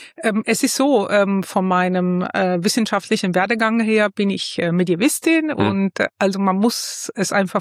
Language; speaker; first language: German; non-native, fluent; Italian